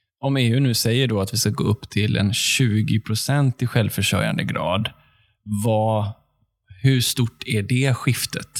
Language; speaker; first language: Swedish; native; Swedish